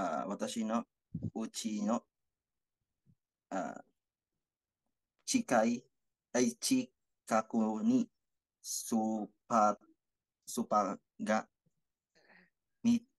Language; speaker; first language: Japanese; non-native, learner; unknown